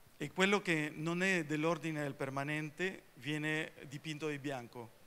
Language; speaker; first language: Italian; early bilingual, heritage; Spanish